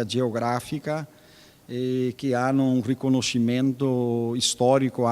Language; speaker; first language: Italian; early bilingual, heritage; Venetian